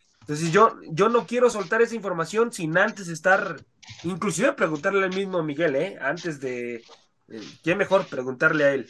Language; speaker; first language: Spanish; native; Spanish